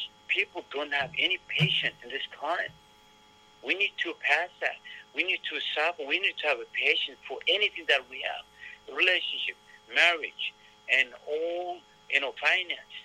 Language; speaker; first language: English; non-native, learner; Amharic